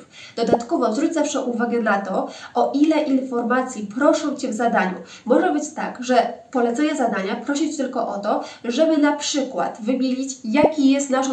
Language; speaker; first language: Polish; native; Polish